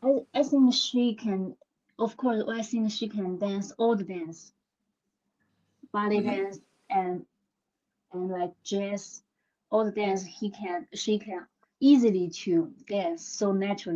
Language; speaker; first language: English; non-native, learner; Chinese